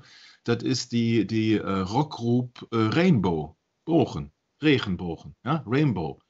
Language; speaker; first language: Dutch; non-native, learner; German